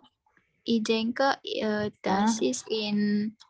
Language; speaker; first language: German; non-native, learner; Indonesian